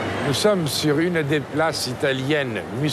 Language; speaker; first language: French; native; French